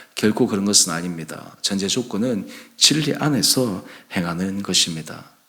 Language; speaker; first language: Korean; native; Korean